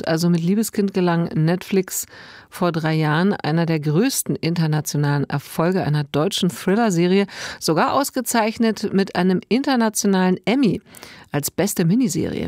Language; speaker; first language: German; native; German